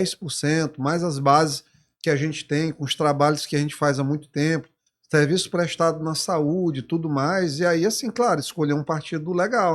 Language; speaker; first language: Portuguese; native; Portuguese